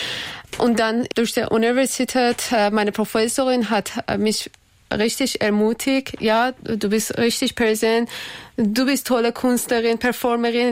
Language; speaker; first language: German; non-native, learner; Persian